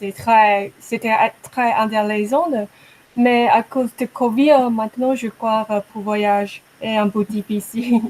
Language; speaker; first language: French; non-native, learner; Chinese